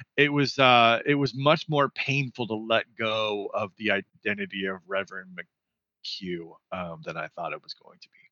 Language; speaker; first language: English; native; English